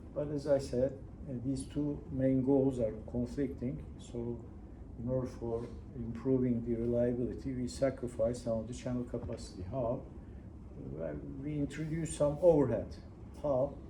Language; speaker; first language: English; non-native, fluent; Turkish